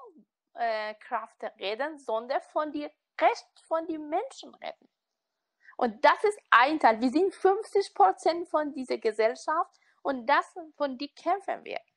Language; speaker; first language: German; non-native, learner; Persian